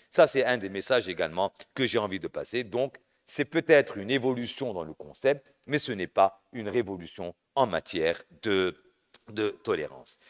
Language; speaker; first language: French; non-native, local second language; Arabic